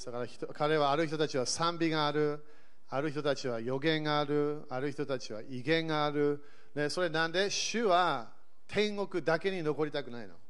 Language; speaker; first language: Japanese; early bilingual, other home language; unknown